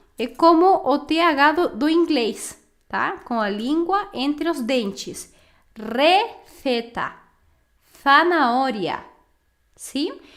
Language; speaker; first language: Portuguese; non-native, fluent; Spanish